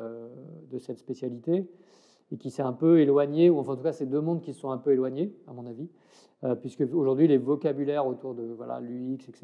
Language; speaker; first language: French; native; French